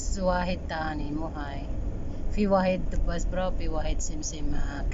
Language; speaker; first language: Arabic; non-native, learner; Filipino